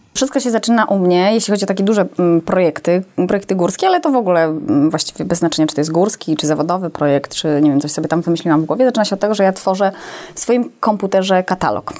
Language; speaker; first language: Polish; native; Polish